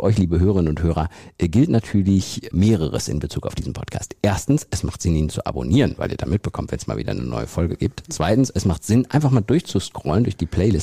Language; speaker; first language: German; native; German